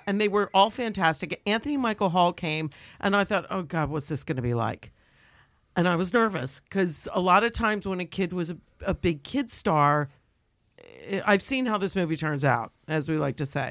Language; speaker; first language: English; native; English